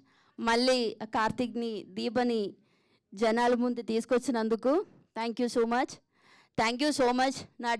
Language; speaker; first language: Telugu; non-native, learner; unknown